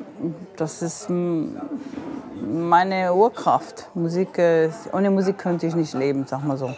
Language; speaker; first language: German; non-native, fluent; English